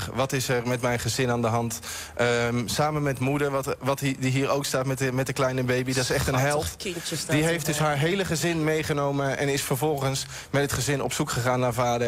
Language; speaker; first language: Dutch; native; Dutch